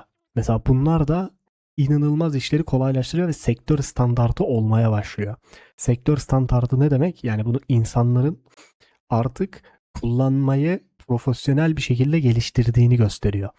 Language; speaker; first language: Turkish; native; Turkish